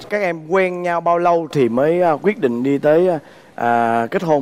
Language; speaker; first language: Vietnamese; native; Vietnamese